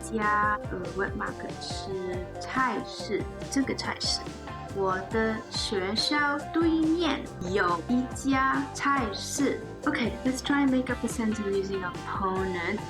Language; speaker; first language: Chinese; non-native, learner; English